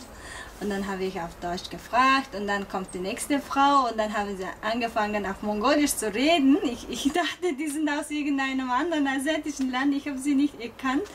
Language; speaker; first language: German; non-native, learner; Mongolian